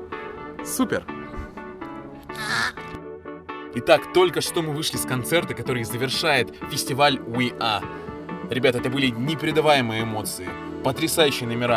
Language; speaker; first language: Russian; native; Russian